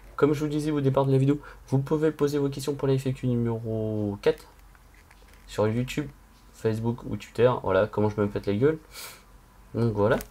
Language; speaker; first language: French; native; French